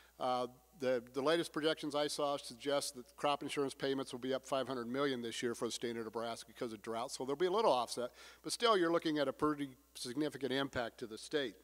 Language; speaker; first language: English; native; English